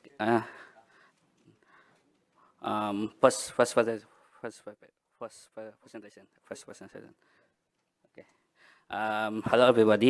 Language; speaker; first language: English; non-native, learner; Banjar